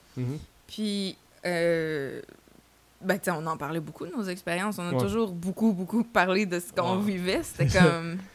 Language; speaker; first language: French; native; French